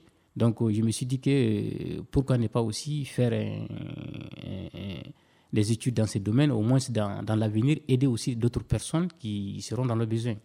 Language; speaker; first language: French; non-native, local second language; Bambara